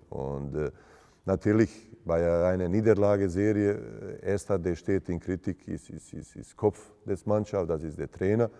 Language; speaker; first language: German; non-native, fluent; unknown